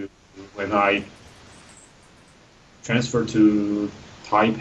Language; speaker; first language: English; non-native, learner; Chinese